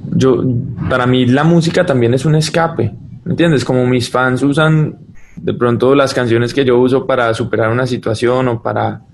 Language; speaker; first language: Spanish; early bilingual, heritage; Spanish